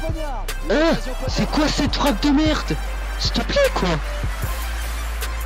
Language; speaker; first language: French; native; French